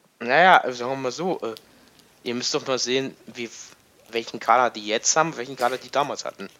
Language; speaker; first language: German; native; German